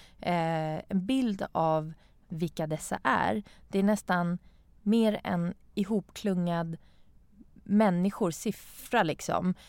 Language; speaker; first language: Swedish; non-native, fluent; Persian